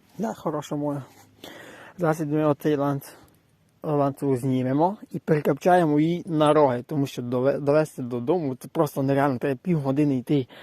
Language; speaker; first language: Ukrainian; native; Ukrainian